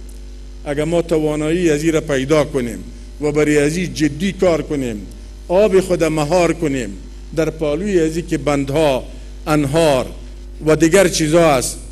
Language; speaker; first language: Persian; non-native, local second language; Pashto